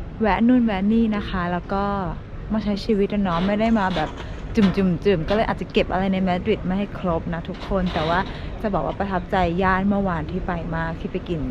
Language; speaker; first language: Thai; native; Thai